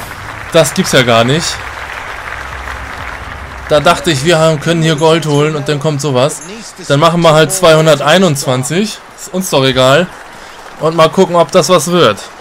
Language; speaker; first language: German; native; German